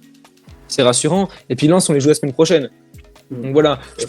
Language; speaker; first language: French; native; French